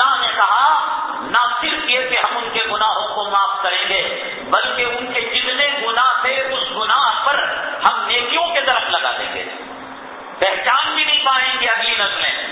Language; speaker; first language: Urdu; native; Urdu